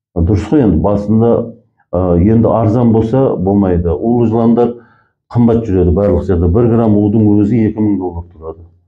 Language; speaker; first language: Kazakh; early bilingual, heritage; Kazakh